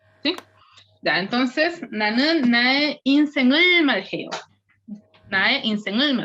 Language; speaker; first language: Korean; non-native, fluent; Spanish